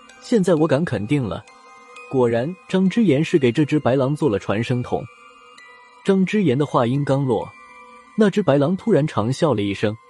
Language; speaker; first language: Chinese; native; Chinese